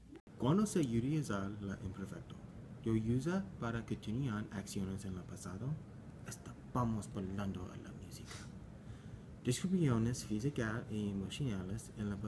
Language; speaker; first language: Spanish; non-native, learner; English